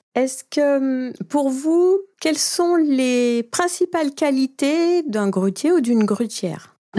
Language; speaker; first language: French; native; French